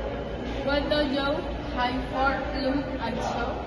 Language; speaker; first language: English; non-native, learner; Spanish